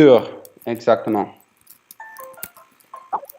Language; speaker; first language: French; non-native, learner; Ukrainian